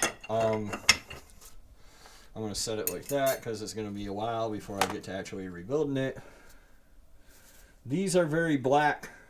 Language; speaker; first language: English; native; English